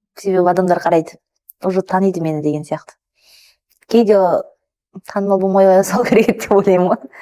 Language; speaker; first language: Kazakh; early bilingual, heritage; Kazakh